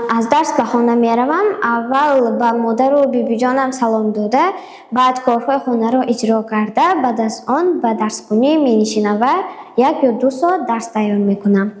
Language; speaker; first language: Tajik; non-native, local second language; Kyrgyz